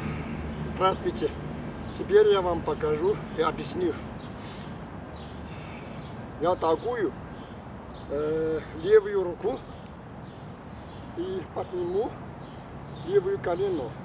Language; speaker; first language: Russian; non-native, learner; Chinese